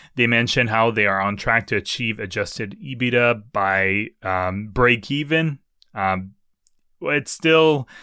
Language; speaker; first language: English; native; English